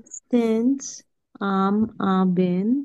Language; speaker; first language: German; non-native, learner; Bangla